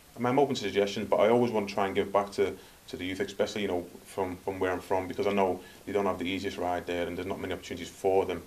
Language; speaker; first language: English; native; English